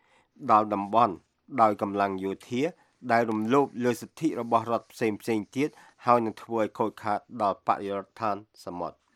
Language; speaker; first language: Khmer; native; Khmer